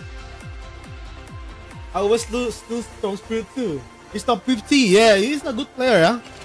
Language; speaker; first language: English; non-native, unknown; Indonesian